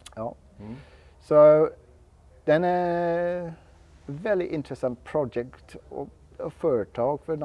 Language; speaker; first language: Swedish; non-native, learner; English